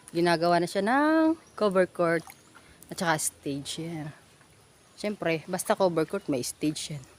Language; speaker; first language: Filipino; native; Filipino